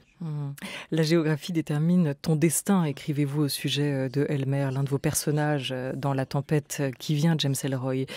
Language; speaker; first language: French; native; French